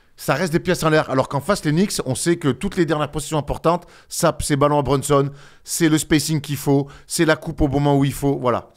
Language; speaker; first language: French; native; French